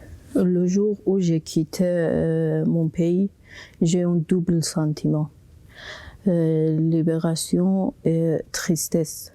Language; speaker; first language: French; non-native, local second language; Persian